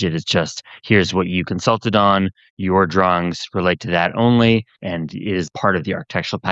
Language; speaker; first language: English; native; English